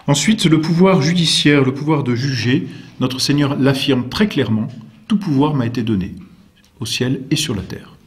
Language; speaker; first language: French; native; French